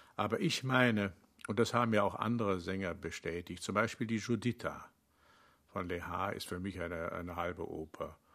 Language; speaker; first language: German; native; German